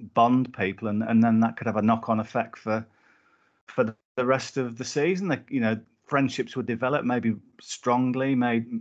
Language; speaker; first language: English; native; English